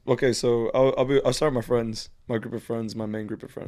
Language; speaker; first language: English; early bilingual, other home language; Spanish